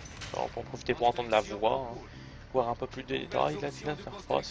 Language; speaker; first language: French; native; French